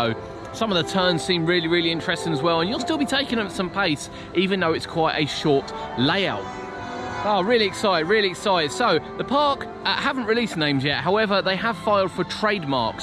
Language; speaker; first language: English; native; English